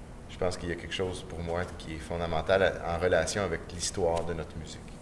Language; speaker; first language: French; native; French